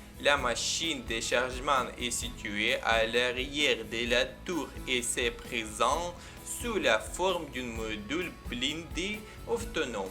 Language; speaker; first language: French; non-native, learner; Ukrainian